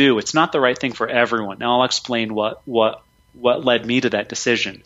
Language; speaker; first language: English; native; English